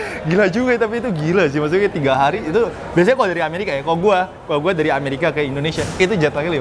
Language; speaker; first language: Indonesian; native; Indonesian